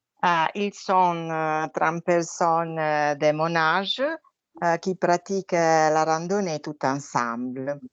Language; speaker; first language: French; non-native, learner; Italian